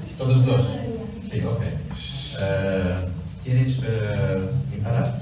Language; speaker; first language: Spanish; non-native, learner; Italian